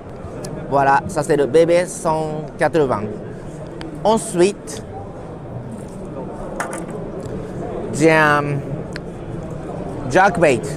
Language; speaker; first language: French; non-native, learner; Japanese